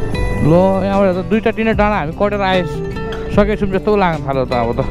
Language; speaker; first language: Nepali; native; Nepali